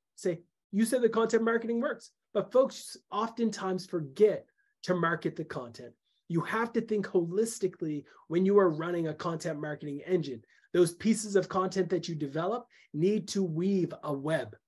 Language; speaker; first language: English; native; English